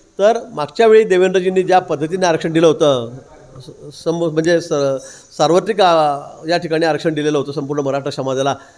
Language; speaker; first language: Marathi; native; Marathi